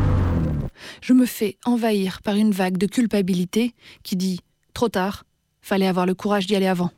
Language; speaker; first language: French; native; French